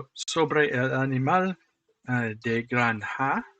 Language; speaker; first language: Spanish; non-native, learner; English